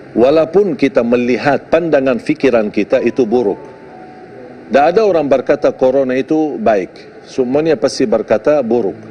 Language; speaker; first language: Malay; non-native, fluent; Arabic